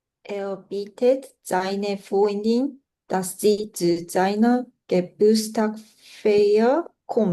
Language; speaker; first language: German; non-native, learner; Korean